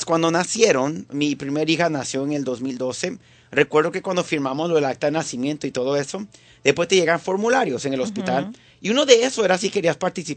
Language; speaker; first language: Spanish; early bilingual, heritage; Spanish